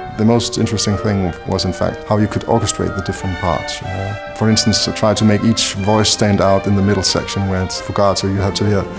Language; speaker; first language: English; non-native, fluent; Danish